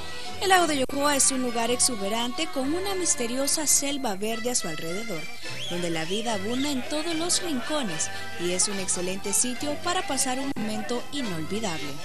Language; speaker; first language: Spanish; native; Spanish